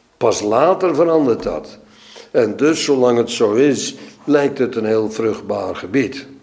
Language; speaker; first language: Dutch; native; Dutch